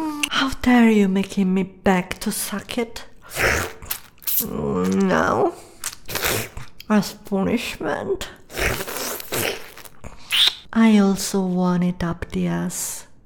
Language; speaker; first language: English; non-native, fluent; Italian